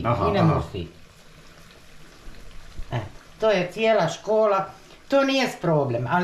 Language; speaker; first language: Polish; non-native, learner; Croatian